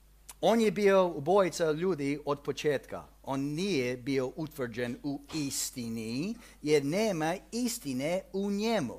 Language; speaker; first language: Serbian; early bilingual, heritage; Serbian